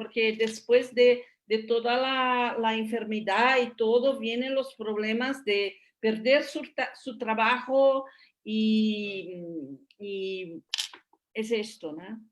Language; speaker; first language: Spanish; non-native, fluent; Portuguese